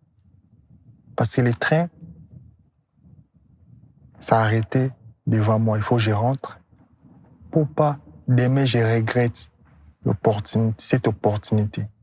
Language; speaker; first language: French; non-native, local second language; Lingala